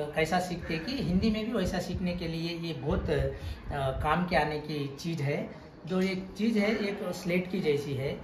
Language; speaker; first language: Hindi; non-native, local second language; Telugu